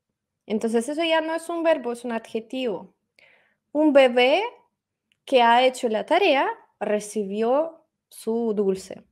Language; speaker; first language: Spanish; non-native, fluent; Russian